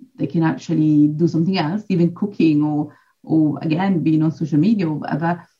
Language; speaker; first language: English; non-native, fluent; Italian